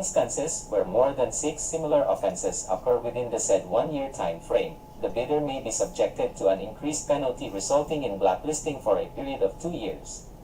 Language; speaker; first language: English; non-native, local second language; Cebuano